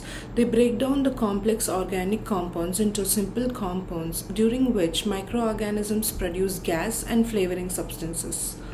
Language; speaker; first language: English; non-native, local second language; Tamil